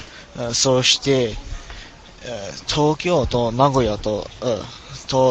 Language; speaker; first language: Japanese; non-native, learner; English